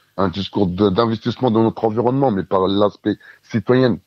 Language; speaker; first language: French; native; French